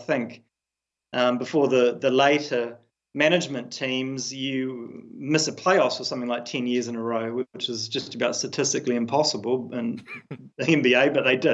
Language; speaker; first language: English; native; English